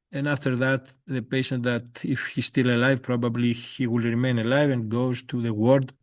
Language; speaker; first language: English; non-native, fluent; Greek